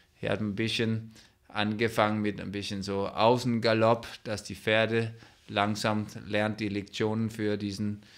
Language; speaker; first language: German; non-native, fluent; Danish